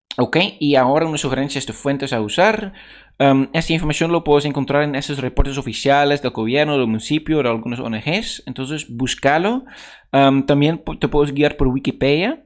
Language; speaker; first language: Spanish; non-native, fluent; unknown